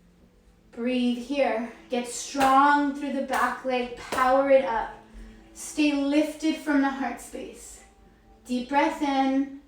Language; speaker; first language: English; native; English